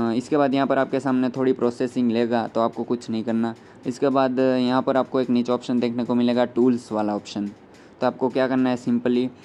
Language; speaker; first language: Hindi; non-native, local second language; Gujarati